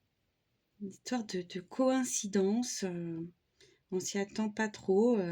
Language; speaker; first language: French; native; French